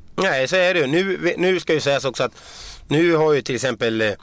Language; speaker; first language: Swedish; native; Swedish